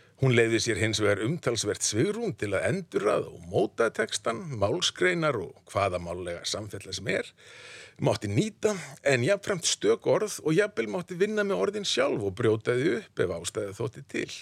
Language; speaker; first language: Icelandic; native; Icelandic